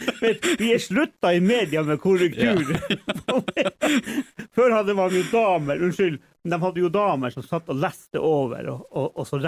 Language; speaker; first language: Norwegian; native; Norwegian